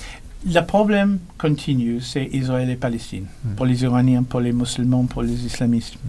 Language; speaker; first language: French; non-native, learner; English